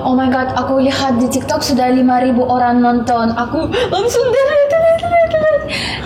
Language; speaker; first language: Indonesian; non-native, learner; Russian